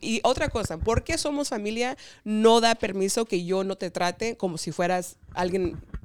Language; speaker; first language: Spanish; early bilingual, heritage; Spanish